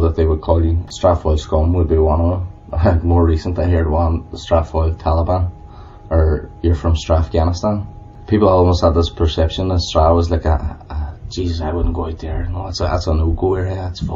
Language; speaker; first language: English; native; English